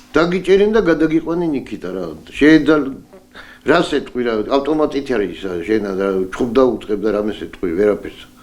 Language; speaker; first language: Georgian; native; Georgian